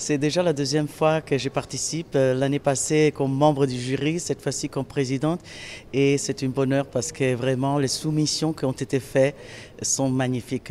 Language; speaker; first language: French; non-native, fluent; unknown